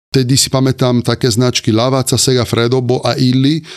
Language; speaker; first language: Slovak; non-native, fluent; Italian